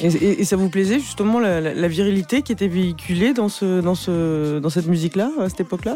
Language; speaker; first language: French; native; French